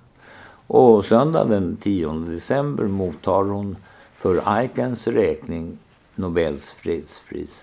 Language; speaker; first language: Swedish; native; Swedish